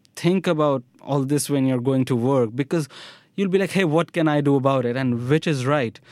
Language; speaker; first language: English; non-native, local second language; Hindi